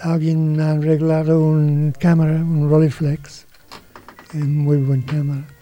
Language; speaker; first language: Spanish; non-native, learner; English